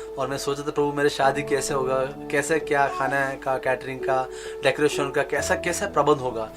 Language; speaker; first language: Hindi; non-native, local second language; Kannada